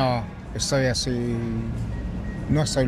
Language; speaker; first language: Spanish; non-native, learner; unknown